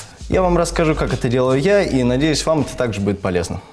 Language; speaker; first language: Russian; native; Russian